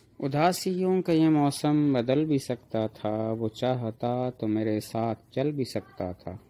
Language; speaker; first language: Urdu; non-native, local second language; Punjabi